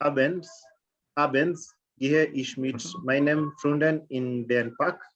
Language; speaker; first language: German; non-native, learner; English